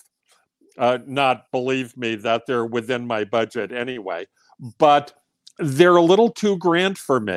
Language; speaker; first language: English; native; English